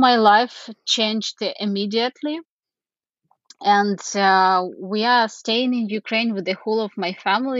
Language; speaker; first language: English; non-native, fluent; Ukrainian